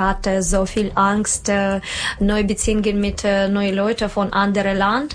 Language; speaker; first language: German; non-native, learner; Russian